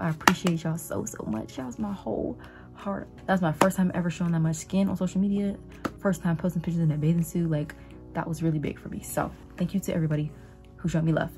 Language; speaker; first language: English; native; English